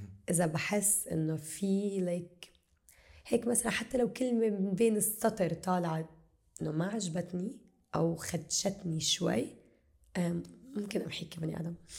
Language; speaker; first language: Arabic; native; Arabic